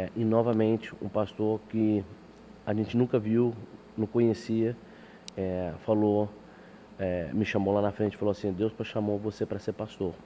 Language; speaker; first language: Portuguese; early bilingual, heritage; English